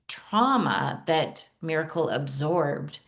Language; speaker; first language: English; native; English